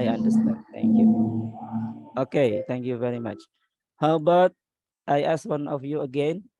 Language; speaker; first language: English; non-native, learner; Indonesian